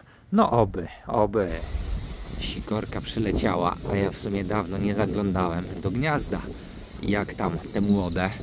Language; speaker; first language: Polish; native; Polish